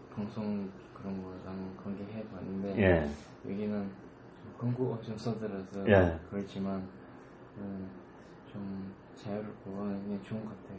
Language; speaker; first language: Korean; non-native, learner; Tibetan